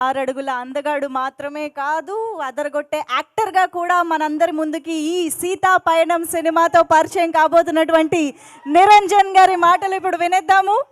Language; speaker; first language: Telugu; native; Telugu